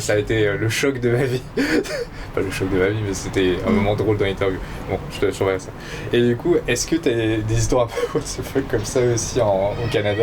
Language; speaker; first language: French; native; French